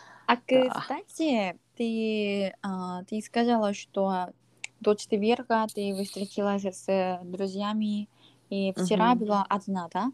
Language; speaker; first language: Russian; non-native, learner; Korean